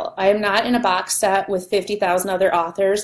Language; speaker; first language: English; native; English